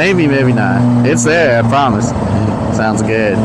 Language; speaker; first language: English; native; English